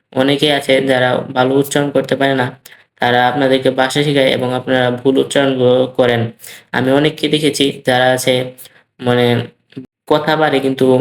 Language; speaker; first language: Bangla; native; Bangla